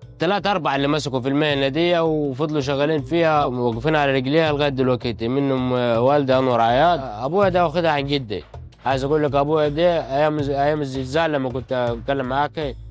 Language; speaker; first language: Egyptian Arabic; native; Egyptian Arabic